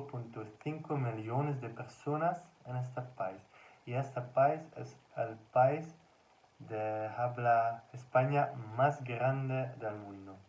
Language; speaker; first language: Spanish; non-native, learner; Dutch